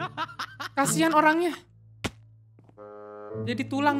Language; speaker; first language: Indonesian; native; Indonesian